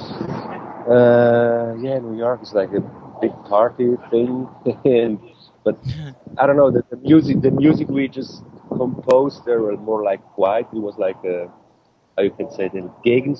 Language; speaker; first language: English; non-native, fluent; Swiss German